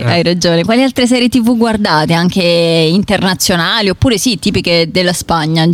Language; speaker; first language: Italian; native; Italian